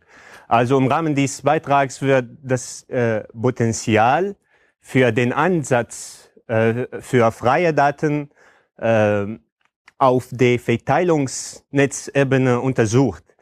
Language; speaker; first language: German; non-native, fluent; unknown